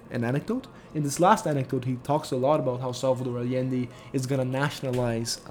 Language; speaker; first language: English; non-native, fluent; Portuguese